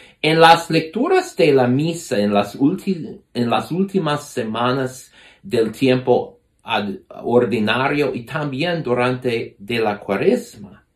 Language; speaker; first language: Spanish; non-native, fluent; English